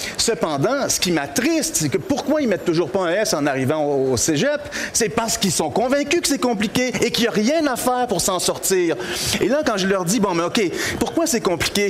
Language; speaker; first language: French; native; French